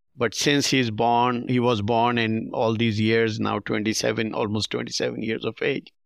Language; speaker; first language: English; non-native, local second language; Urdu